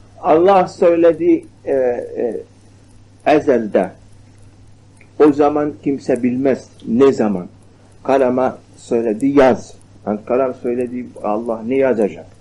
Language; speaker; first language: Turkish; non-native, learner; Arabic